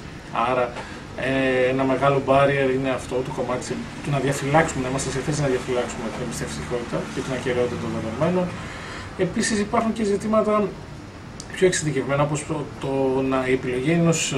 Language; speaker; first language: Greek; native; Greek